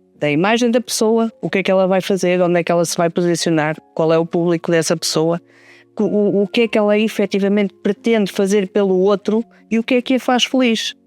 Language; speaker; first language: Portuguese; native; Portuguese